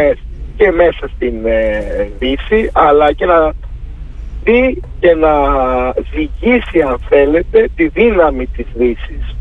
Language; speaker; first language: Greek; native; Greek